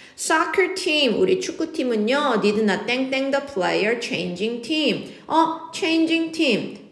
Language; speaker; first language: English; non-native, fluent; Korean